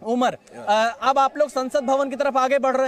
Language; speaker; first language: Hindi; native; Hindi